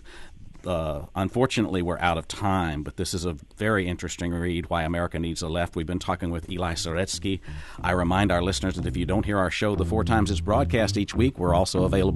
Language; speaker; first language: English; native; English